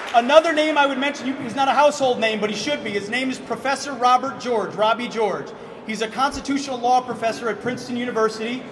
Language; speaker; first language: English; native; English